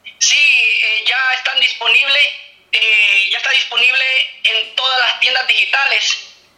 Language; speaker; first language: Spanish; native; Spanish